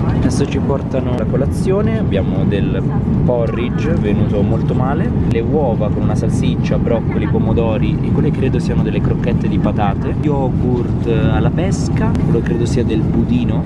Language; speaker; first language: Italian; native; Italian